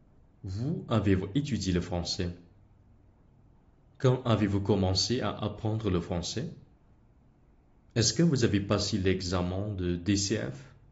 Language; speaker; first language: French; non-native, fluent; Chinese